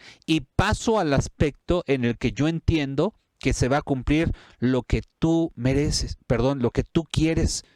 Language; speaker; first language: Spanish; native; Spanish